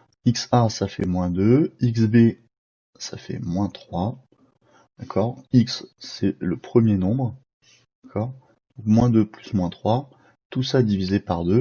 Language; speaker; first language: French; native; French